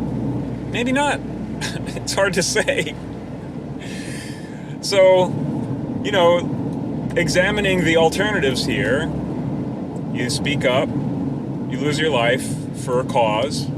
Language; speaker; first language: English; native; English